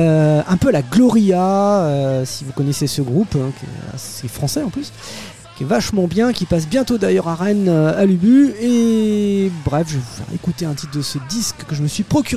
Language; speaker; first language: French; native; French